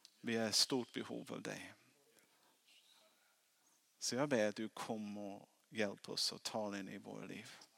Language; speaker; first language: Swedish; non-native, fluent; English